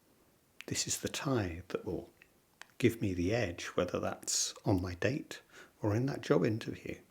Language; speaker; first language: English; native; English